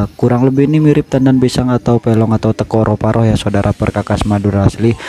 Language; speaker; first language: Indonesian; non-native, local second language; Madurese